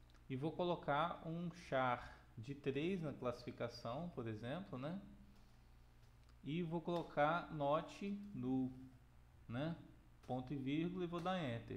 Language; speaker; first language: Portuguese; native; Portuguese